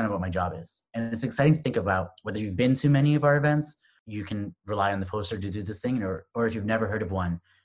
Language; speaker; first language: English; native; English